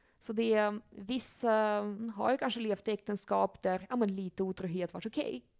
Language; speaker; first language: Swedish; early bilingual, other home language; Russian